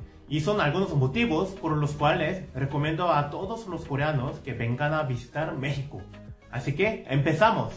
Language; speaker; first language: Spanish; non-native, fluent; Korean